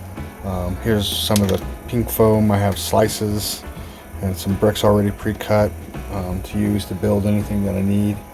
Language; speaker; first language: English; native; English